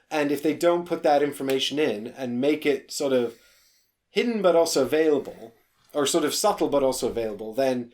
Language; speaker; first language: English; native; English